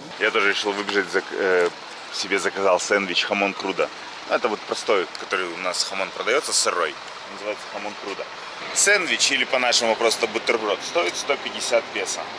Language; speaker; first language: Russian; native; Russian